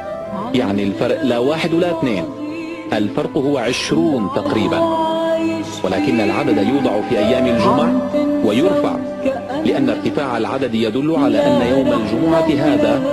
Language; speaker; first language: Arabic; native; Arabic